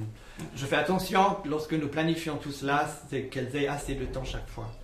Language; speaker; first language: French; native; French